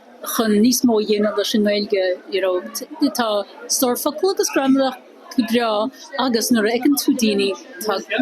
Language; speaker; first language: Irish; non-native, fluent; English